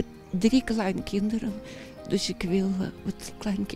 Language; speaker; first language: Dutch; non-native, learner; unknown